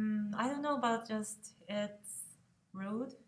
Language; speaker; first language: English; non-native, fluent; Japanese